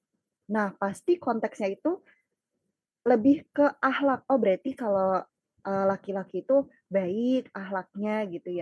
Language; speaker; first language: Indonesian; native; Indonesian